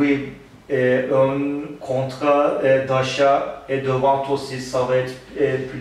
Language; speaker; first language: French; non-native, learner; Turkish